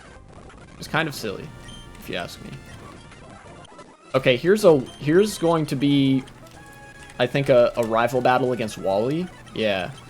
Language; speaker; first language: English; native; English